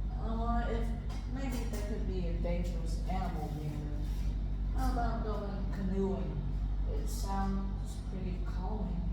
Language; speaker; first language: English; non-native, fluent; Vietnamese